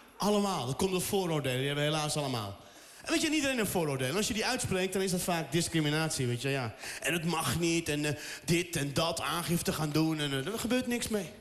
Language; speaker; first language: Dutch; early bilingual, other home language; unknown